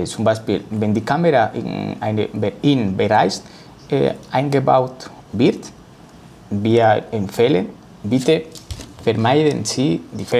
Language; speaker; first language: German; non-native, learner; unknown